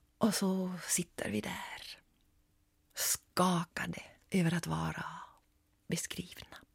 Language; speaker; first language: Swedish; native; Swedish